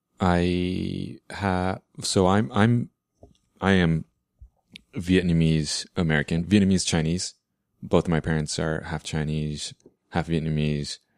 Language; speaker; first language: English; early bilingual, other home language; Vietnamese